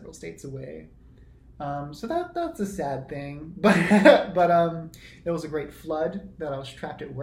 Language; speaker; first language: English; native; English